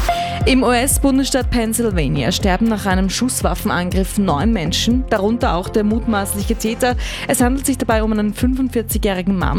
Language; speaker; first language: German; native; German